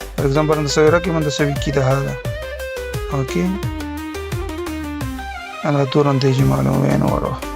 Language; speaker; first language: Arabic; non-native, learner; Urdu